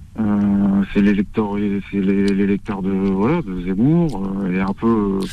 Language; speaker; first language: French; early bilingual, other home language; Arabic